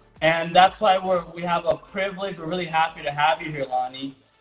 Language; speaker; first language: English; non-native, fluent; Portuguese